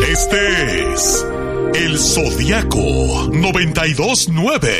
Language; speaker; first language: Spanish; native; Spanish